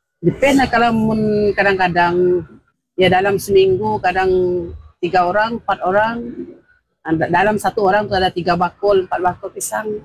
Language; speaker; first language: Malay; non-native, local second language; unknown